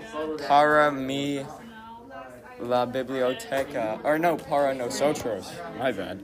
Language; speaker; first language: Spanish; non-native, learner; English